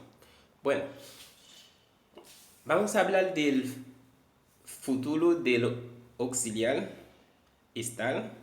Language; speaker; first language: Spanish; non-native, fluent; Haitian Creole